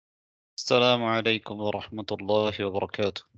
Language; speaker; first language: Arabic; non-native, fluent; Tamil